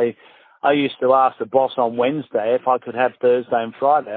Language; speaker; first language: English; native; English